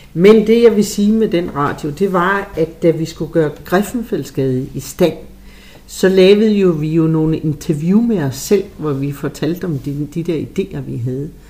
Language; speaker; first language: Danish; native; Danish